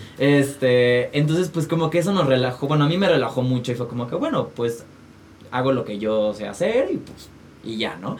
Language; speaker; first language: Spanish; native; Spanish